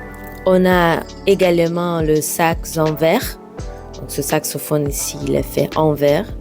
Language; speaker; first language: French; non-native, fluent; Portuguese